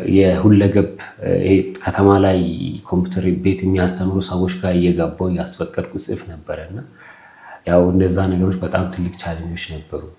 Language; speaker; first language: Amharic; non-native, local second language; Oromo